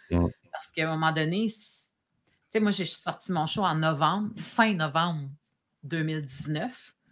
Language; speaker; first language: French; native; French